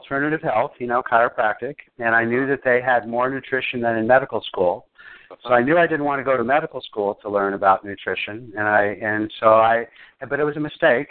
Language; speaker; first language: English; native; English